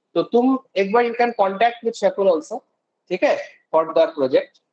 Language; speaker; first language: Hindi; non-native, local second language; Bangla